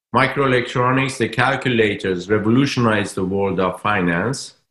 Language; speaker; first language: English; non-native, fluent; Persian